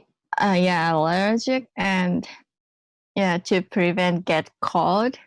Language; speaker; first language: English; non-native, learner; Japanese